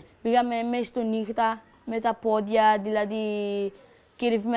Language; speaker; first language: Greek; early bilingual, other home language; Persian